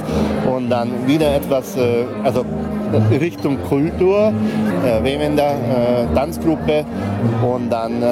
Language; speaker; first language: German; non-native, local second language; Hungarian